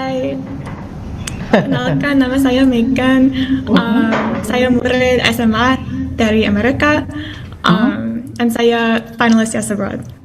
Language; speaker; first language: Indonesian; non-native, learner; English